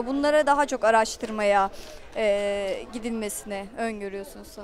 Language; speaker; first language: Turkish; native; Turkish